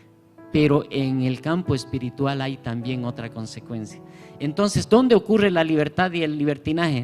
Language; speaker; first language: Spanish; native; Spanish